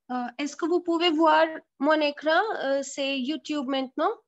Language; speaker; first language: French; non-native, fluent; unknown